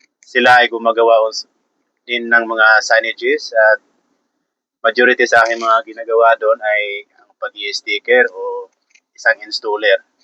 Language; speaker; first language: Filipino; non-native, local second language; Cebuano